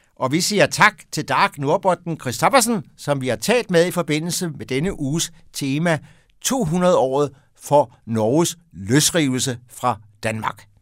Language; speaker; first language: Danish; native; Danish